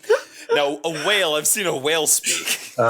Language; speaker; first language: English; native; English